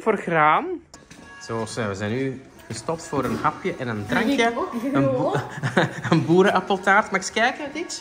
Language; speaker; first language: Dutch; native; Dutch